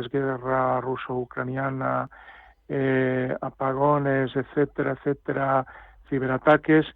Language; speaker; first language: Spanish; native; Spanish